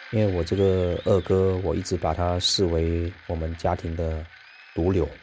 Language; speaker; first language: Chinese; native; Chinese